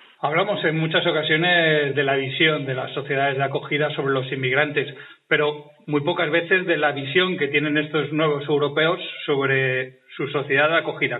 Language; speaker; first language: Spanish; native; Spanish